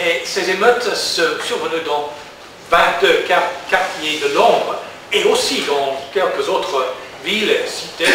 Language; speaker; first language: French; non-native, learner; English